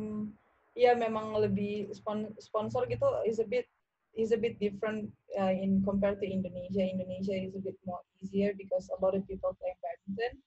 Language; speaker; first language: English; non-native, learner; Indonesian